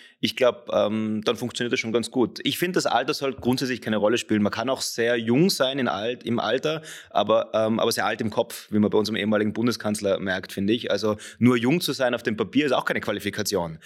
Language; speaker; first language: German; native; German